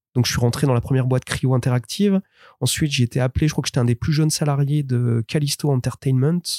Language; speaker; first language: French; native; French